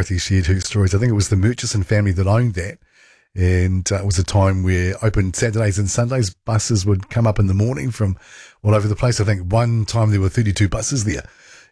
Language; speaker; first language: English; native; English